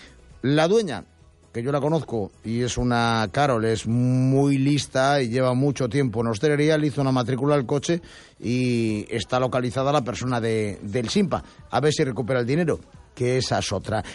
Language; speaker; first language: Spanish; native; Spanish